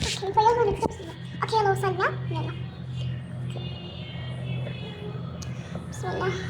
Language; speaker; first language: Arabic; native; Arabic